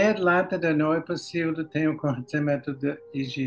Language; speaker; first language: Portuguese; non-native, learner; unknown